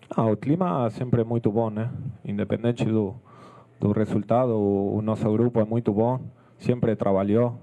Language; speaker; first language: Portuguese; non-native, fluent; Spanish